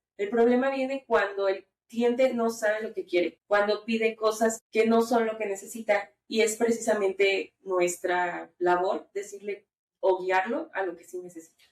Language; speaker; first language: Spanish; native; Spanish